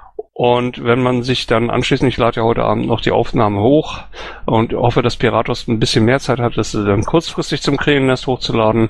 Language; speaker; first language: German; native; German